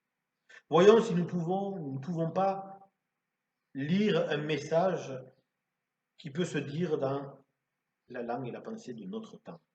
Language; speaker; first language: French; native; French